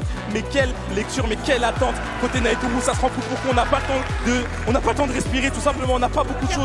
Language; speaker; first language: French; native; French